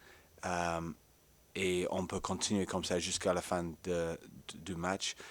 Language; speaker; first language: French; non-native, fluent; English